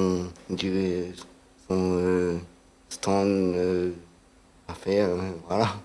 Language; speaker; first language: French; non-native, local second language; Réunion Creole French